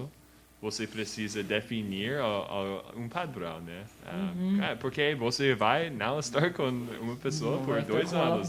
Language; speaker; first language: Portuguese; non-native, learner; English